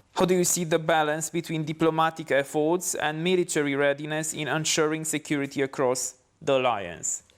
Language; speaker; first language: English; non-native, fluent; Romanian